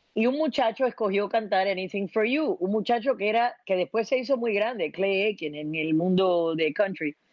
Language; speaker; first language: Spanish; early bilingual, heritage; Spanish